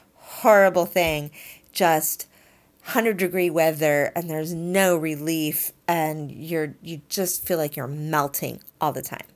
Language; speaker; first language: English; native; English